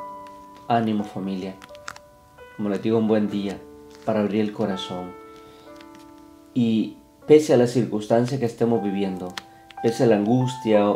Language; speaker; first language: Spanish; native; Spanish